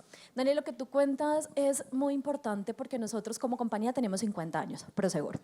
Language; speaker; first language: Spanish; native; Spanish